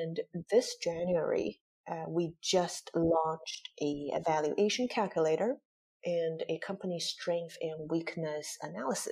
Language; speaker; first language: English; native; English